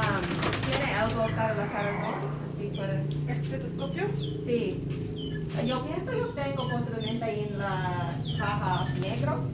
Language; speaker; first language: Spanish; non-native, learner; English